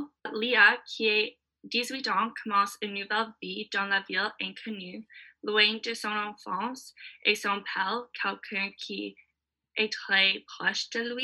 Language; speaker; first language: French; non-native, learner; English